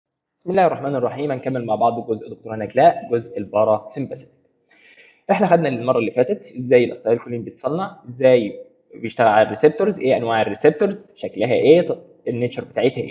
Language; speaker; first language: Arabic; native; Arabic